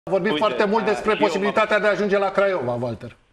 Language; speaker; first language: Romanian; native; Romanian